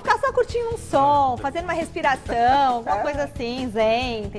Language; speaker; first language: Portuguese; native; Portuguese